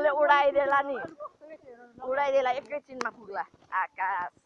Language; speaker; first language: English; non-native, learner; Nepali